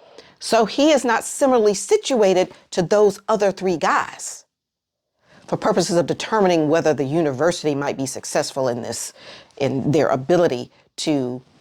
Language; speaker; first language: English; native; English